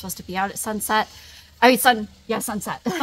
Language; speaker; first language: English; native; English